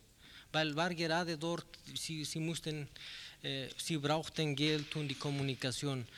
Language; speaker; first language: German; non-native, learner; Spanish